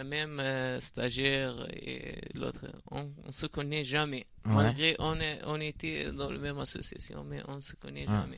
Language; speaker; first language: French; non-native, learner; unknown